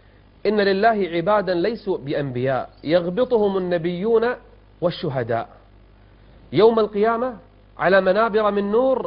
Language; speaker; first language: Arabic; native; Arabic